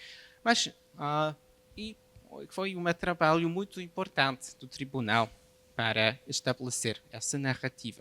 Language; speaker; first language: Portuguese; non-native, fluent; Polish